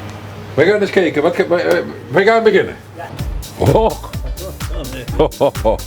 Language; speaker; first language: Dutch; native; Dutch